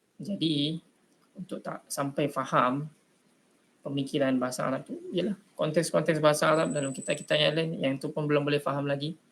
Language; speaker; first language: Malay; native; Malay